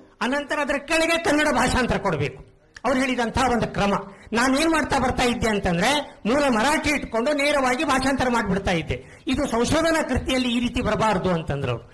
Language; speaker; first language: Kannada; non-native, local second language; Konkani